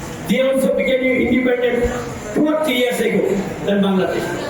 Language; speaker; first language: English; non-native, local second language; Bangla